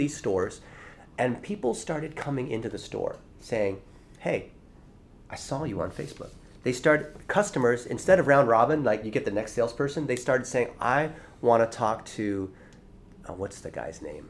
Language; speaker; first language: English; early bilingual, other home language; Chinese